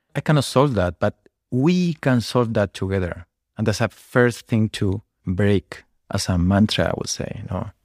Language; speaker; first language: English; non-native, fluent; Spanish